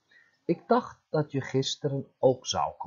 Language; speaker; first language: Dutch; non-native, fluent; Turkish